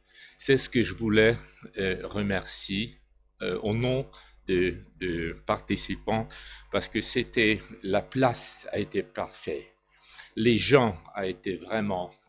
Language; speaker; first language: French; non-native, learner; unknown